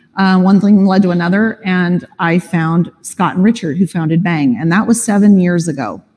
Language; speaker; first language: English; native; English